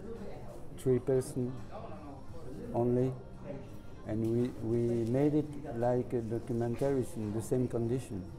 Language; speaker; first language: English; non-native, learner; French